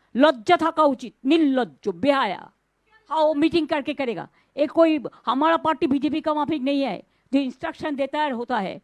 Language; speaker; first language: Hindi; non-native, local second language; Bangla